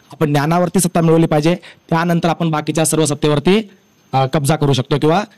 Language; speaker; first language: Marathi; native; Marathi